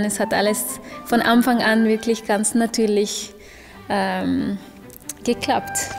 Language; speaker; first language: German; non-native, fluent; Spanish